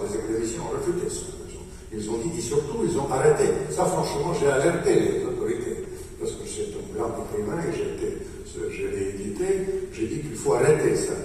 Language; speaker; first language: French; non-native, fluent; Russian